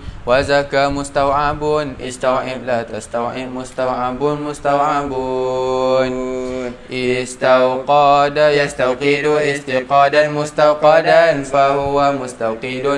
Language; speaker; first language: Arabic; non-native, fluent; Malay